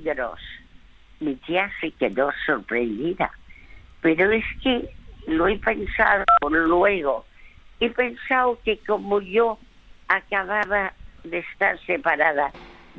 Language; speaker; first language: Spanish; early bilingual, other home language; French